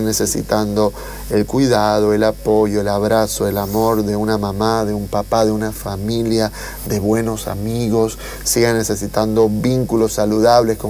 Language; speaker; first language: Spanish; native; Spanish